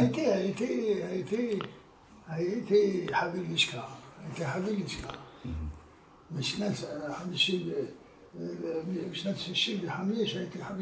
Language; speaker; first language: Hebrew; non-native, fluent; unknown